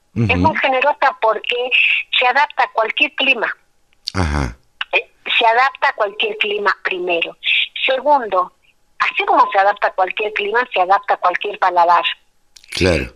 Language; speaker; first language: Spanish; native; Spanish